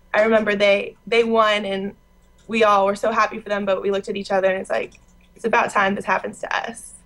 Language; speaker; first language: English; native; English